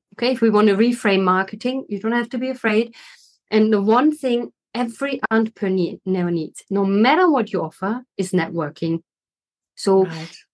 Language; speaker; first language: English; non-native, fluent; German